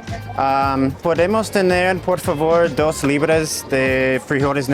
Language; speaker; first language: Spanish; non-native, learner; English